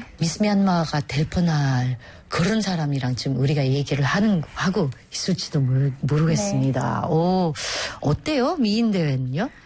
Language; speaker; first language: Korean; non-native, fluent; Filipino